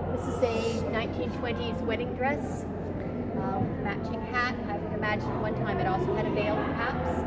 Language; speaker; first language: English; native; English